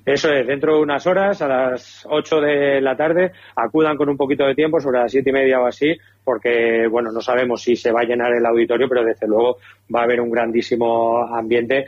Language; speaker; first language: Spanish; native; Spanish